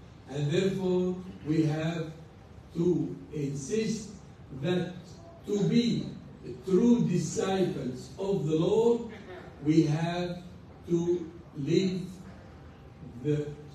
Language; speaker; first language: English; non-native, fluent; Arabic